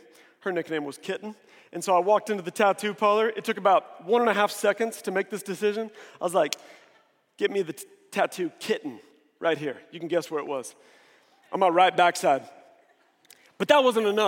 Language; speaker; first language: English; native; English